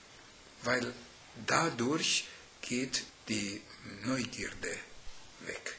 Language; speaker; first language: German; non-native, fluent; Hungarian